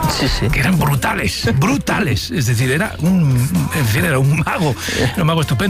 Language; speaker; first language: Spanish; native; Spanish